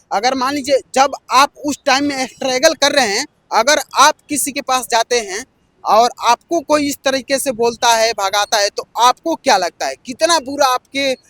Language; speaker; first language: Hindi; native; Hindi